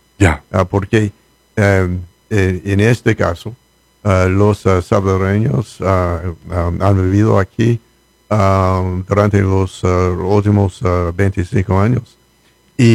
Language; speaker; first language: Spanish; non-native, learner; English